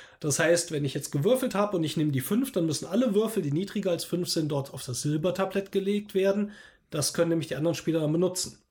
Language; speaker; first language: German; native; German